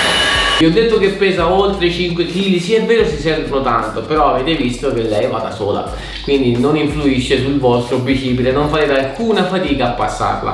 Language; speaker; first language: Italian; native; Italian